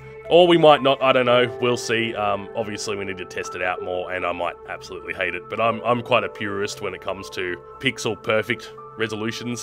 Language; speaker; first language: English; native; English